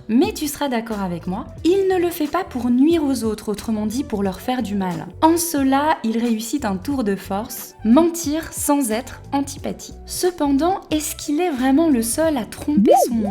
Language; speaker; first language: French; native; French